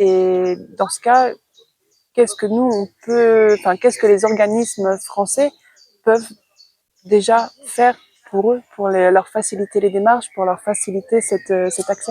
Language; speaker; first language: French; native; French